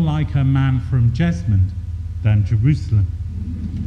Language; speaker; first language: English; native; English